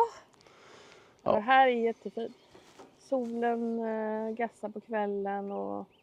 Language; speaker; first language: Swedish; native; Swedish